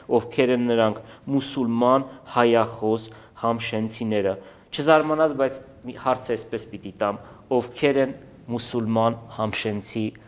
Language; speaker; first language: Armenian; native; Armenian